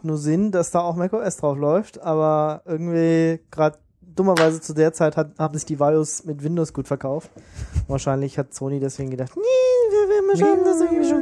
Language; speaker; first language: German; native; German